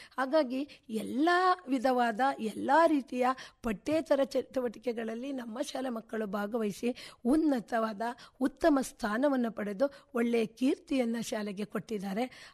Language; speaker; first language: Kannada; native; Kannada